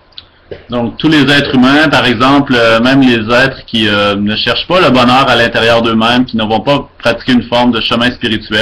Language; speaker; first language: French; native; French